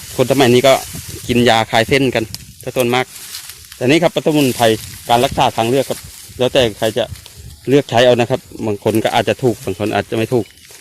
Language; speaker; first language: Thai; non-native, local second language; Northeastern Thai